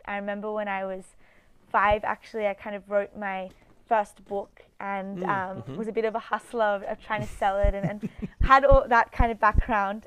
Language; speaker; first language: English; native; English